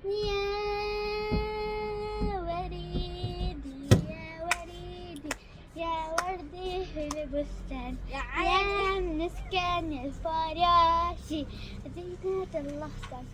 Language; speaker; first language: Arabic; native; Arabic